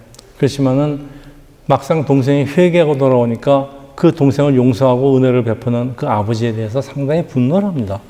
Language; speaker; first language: Korean; native; Korean